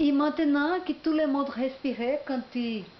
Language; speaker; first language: French; non-native, learner; Portuguese